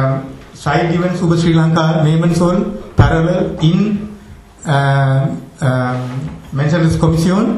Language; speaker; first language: German; non-native, fluent; Tamil